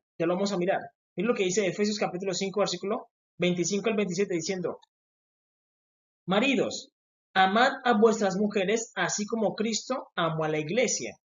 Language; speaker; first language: Spanish; native; Spanish